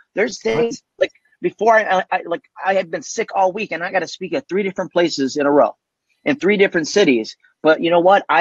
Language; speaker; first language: English; native; English